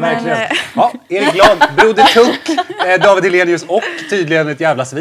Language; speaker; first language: Swedish; native; Swedish